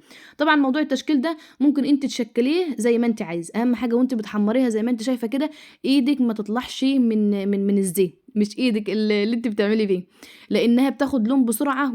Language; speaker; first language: Arabic; native; Arabic